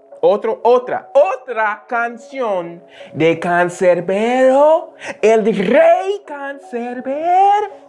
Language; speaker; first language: Spanish; non-native, learner; English